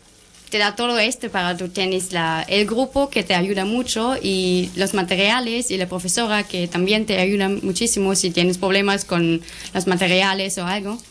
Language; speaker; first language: Spanish; non-native, learner; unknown